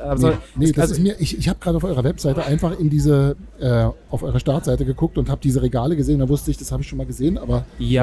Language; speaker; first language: German; native; German